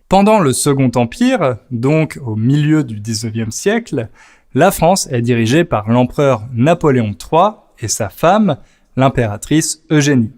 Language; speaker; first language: French; native; French